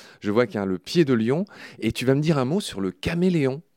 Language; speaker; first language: French; native; French